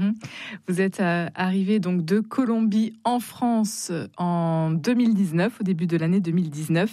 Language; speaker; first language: French; native; French